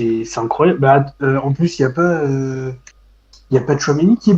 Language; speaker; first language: French; native; French